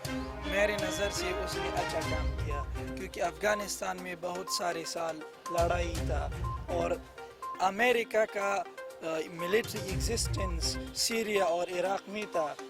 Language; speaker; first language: Hindi; non-native, learner; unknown